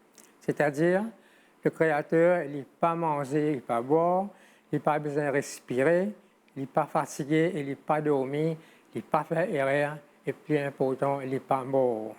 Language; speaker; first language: French; non-native, local second language; Morisyen